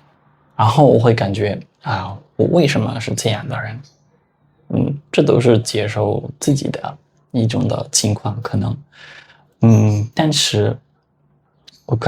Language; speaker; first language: Chinese; non-native, fluent; Spanish